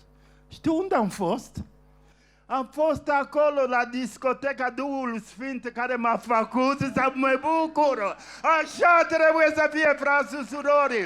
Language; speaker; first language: Romanian; non-native, fluent; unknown